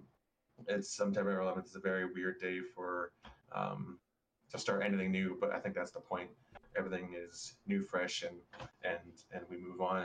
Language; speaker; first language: English; native; English